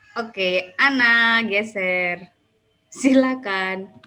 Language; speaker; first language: Indonesian; native; Indonesian